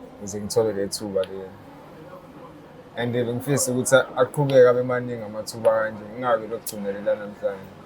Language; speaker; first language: Zulu; native; Zulu